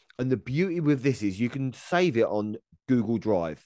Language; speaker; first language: English; native; English